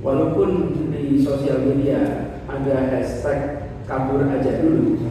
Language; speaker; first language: Indonesian; native; Indonesian